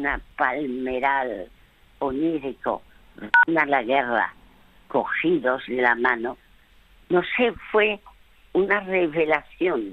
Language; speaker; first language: Spanish; early bilingual, other home language; French